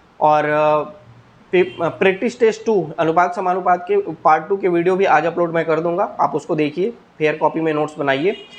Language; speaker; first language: Hindi; native; Hindi